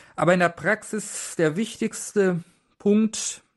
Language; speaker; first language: German; native; German